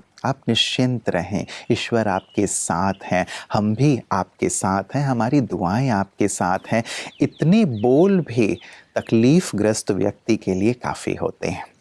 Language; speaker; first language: Hindi; native; Hindi